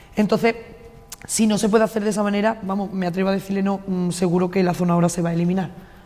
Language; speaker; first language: Spanish; native; Spanish